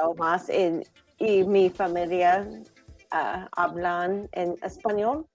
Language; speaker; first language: Spanish; non-native, learner; English